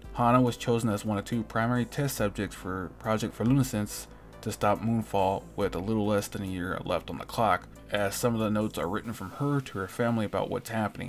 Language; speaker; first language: English; native; English